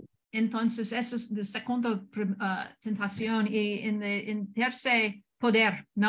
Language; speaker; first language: Spanish; non-native, learner; English